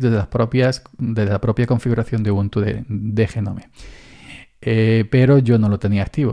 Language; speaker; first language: Spanish; native; Spanish